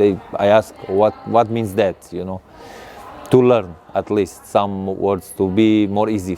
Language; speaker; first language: English; non-native, learner; Persian